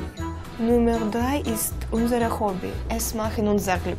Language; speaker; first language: German; non-native, fluent; Russian